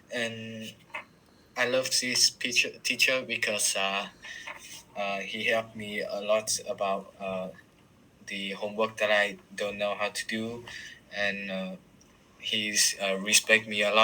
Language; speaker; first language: English; non-native, learner; Vietnamese